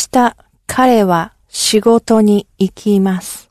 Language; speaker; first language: Japanese; non-native, learner; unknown